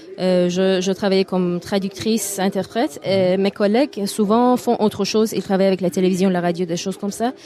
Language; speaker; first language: French; non-native, fluent; Persian